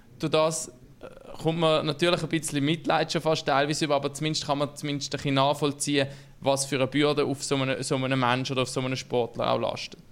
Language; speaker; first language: German; native; German